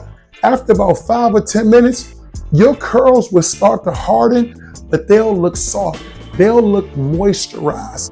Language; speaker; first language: English; native; English